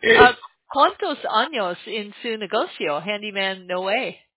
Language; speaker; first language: Spanish; non-native, learner; English